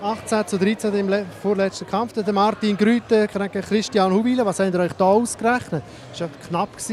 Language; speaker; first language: German; native; German